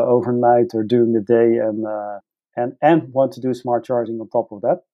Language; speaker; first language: English; non-native, fluent; Dutch